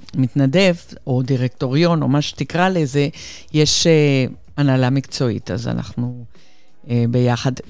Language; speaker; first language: Hebrew; non-native, fluent; Spanish